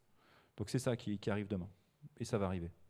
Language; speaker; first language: French; native; French